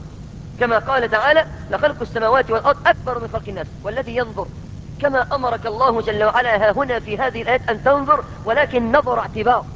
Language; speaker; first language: Arabic; native; Arabic